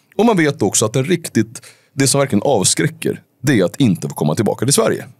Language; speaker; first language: Swedish; native; Swedish